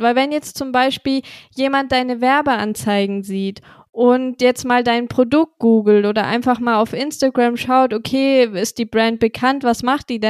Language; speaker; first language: German; native; German